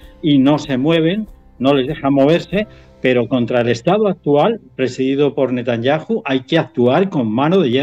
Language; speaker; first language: Spanish; native; Spanish